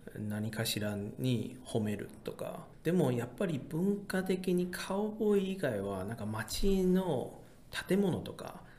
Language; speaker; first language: Japanese; early bilingual, heritage; Japanese